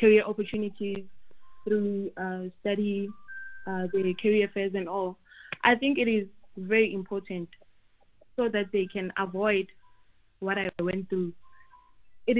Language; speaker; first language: English; non-native, local second language; Tswana